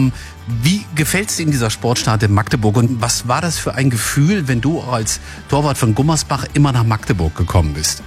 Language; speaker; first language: German; native; German